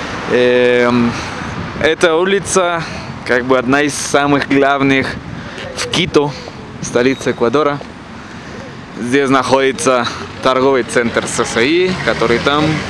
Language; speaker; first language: Russian; non-native, fluent; Spanish